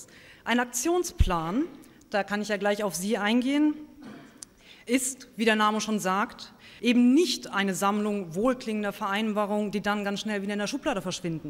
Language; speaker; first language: German; native; German